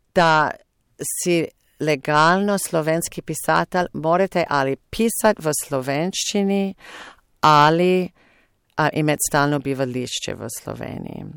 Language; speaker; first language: Slovenian; non-native, fluent; English